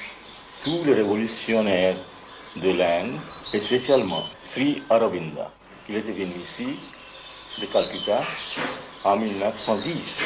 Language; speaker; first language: French; non-native, fluent; Bangla